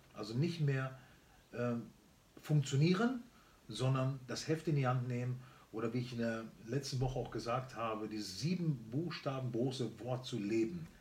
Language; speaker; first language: German; early bilingual, other home language; Spanish